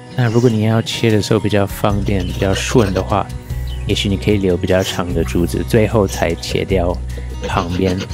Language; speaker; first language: Chinese; non-native, fluent; English